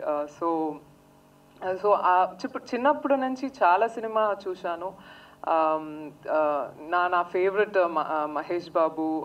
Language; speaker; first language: Telugu; non-native, learner; Tamil